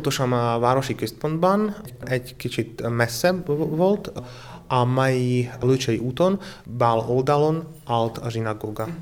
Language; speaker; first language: Hungarian; non-native, learner; Slovak